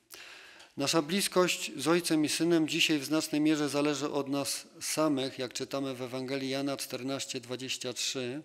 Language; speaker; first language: Polish; native; Polish